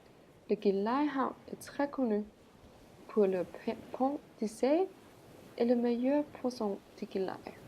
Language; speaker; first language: French; non-native, learner; Danish